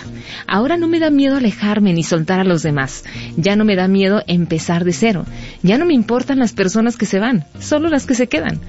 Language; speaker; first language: Spanish; native; Spanish